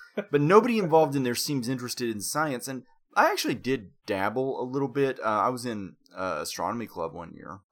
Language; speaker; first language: English; native; English